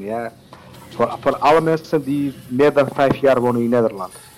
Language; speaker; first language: Dutch; non-native, learner; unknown